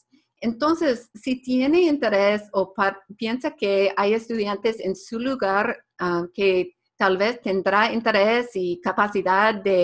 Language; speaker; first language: Spanish; non-native, fluent; English